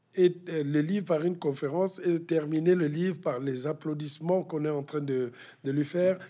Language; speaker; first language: French; non-native, local second language; Kituba (Democratic Republic of Congo)